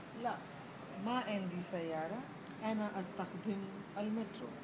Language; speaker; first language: Arabic; non-native, learner; English